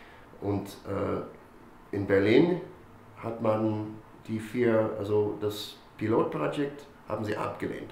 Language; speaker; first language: German; non-native, fluent; English